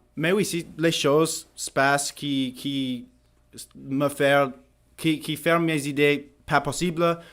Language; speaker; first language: French; non-native, learner; English